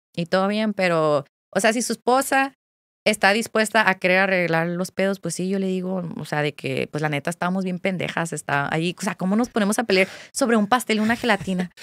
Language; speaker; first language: Spanish; non-native, fluent; English